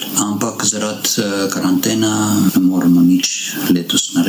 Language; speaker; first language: Slovenian; non-native, learner; Armenian